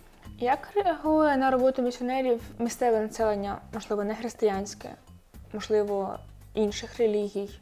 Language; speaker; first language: Ukrainian; native; Ukrainian